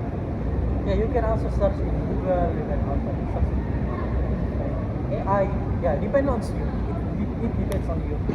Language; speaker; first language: English; non-native, learner; Indonesian